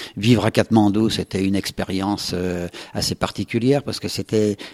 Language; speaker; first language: French; native; French